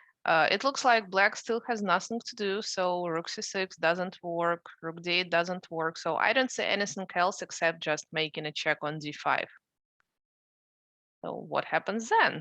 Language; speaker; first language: English; non-native, fluent; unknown